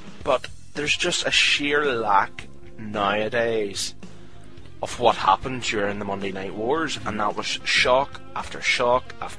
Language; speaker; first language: English; native; English